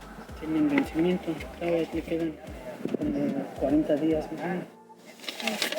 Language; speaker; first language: Spanish; native; Spanish